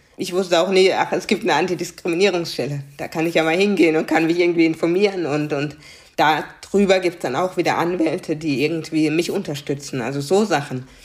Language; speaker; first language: German; native; German